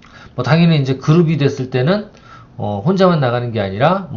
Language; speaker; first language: Korean; native; Korean